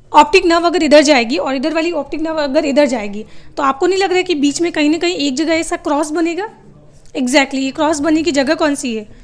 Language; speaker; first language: Hindi; native; Hindi